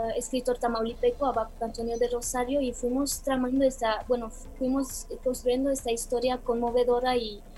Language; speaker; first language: Spanish; non-native, fluent; Romanian